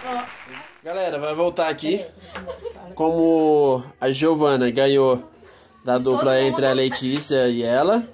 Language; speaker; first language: Portuguese; native; Portuguese